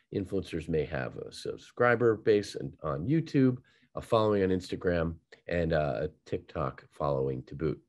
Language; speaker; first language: English; native; English